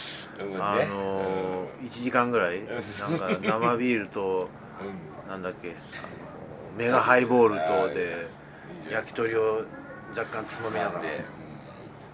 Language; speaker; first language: Japanese; native; Japanese